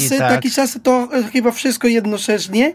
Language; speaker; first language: Polish; non-native, learner; Spanish